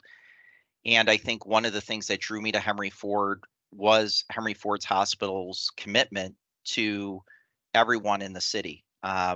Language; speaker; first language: English; native; English